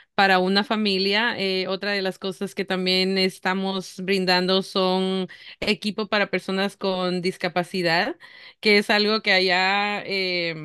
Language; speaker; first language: Spanish; native; Spanish